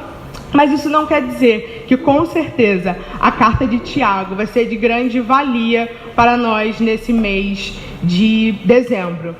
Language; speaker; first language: Portuguese; native; Portuguese